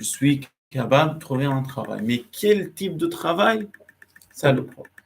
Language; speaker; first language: French; non-native, learner; Arabic